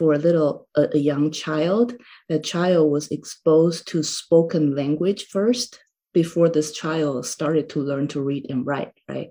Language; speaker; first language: English; non-native, fluent; Chinese